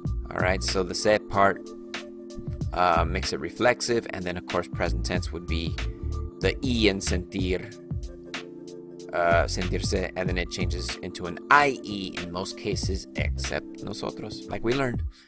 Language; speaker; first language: English; native; English